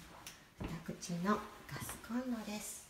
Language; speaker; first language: Japanese; native; Japanese